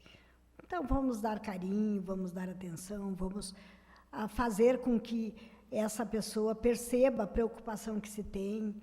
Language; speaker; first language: Portuguese; native; Portuguese